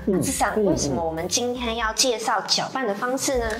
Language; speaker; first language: Chinese; native; Chinese